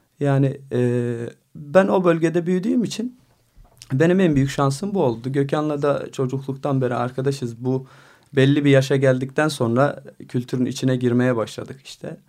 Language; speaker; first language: Turkish; non-native, local second language; Adyghe